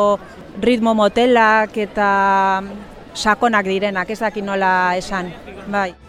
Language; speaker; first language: Basque; non-native, local second language; Spanish